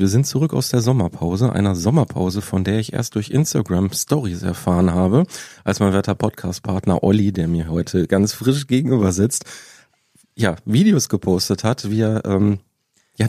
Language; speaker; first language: German; native; German